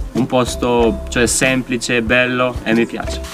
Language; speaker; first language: Italian; non-native, fluent; Albanian